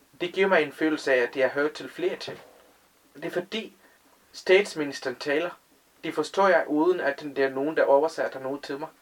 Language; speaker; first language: Danish; non-native, fluent; Tamil